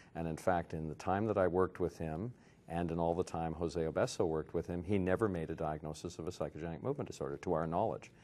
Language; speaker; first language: English; native; English